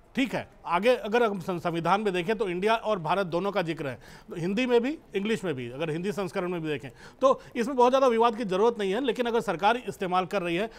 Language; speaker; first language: Hindi; native; Hindi